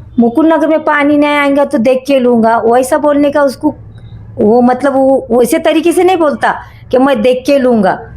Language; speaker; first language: Hindi; native; Hindi